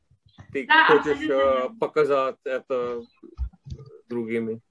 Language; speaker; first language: Russian; non-native, fluent; English